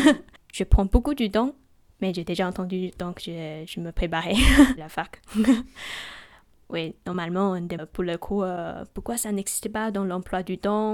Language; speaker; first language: French; non-native, fluent; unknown